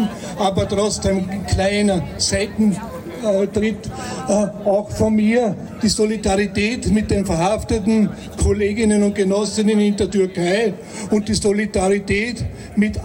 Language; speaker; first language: German; native; German